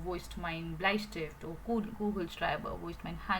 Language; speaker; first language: German; non-native, fluent; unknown